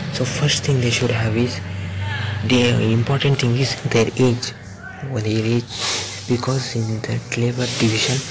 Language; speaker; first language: English; non-native, local second language; Kannada